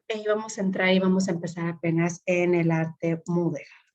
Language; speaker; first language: Spanish; native; Spanish